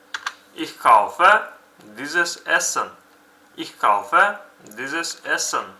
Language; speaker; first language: German; non-native, fluent; Uzbek